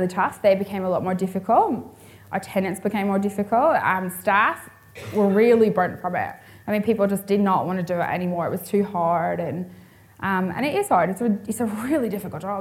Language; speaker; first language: English; native; English